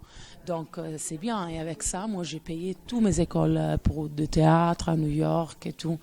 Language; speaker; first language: French; non-native, fluent; Italian